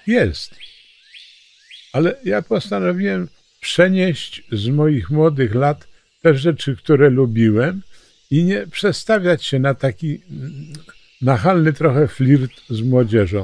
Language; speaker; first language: Polish; native; Polish